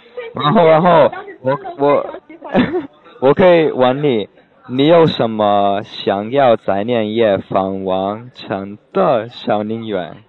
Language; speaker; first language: Chinese; non-native, learner; English